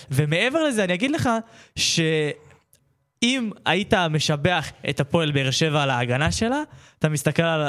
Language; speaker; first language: Hebrew; native; Hebrew